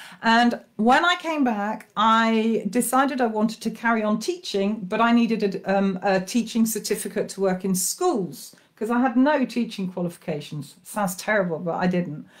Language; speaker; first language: English; native; English